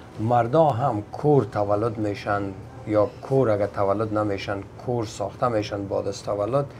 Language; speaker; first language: Persian; native; Persian